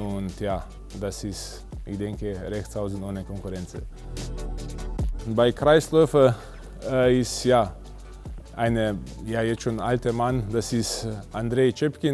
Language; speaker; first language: German; non-native, fluent; Slovenian